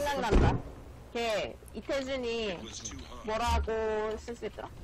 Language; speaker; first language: Korean; native; Korean